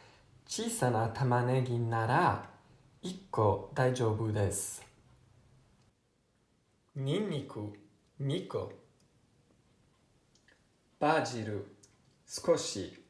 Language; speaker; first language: Japanese; non-native, learner; Italian